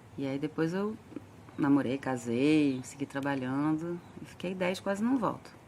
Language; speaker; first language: Portuguese; early bilingual, other home language; French